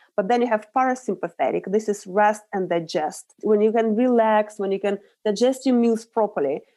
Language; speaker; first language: English; non-native, fluent; Russian